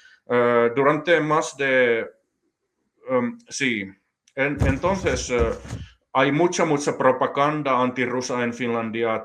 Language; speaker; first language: Spanish; non-native, fluent; Finnish